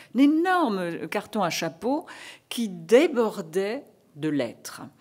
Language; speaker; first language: French; native; French